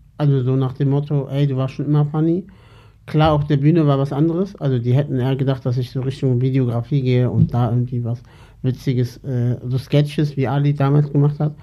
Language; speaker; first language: German; early bilingual, other home language; Turkish